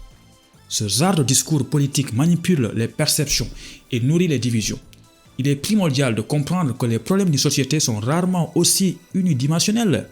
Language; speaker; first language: French; non-native, local second language; Wolof